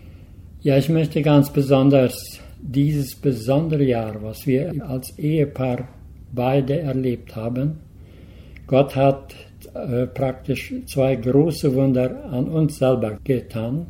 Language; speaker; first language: German; early bilingual, heritage; Low German